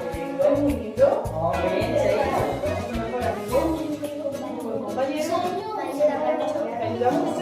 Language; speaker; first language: Spanish; native; Spanish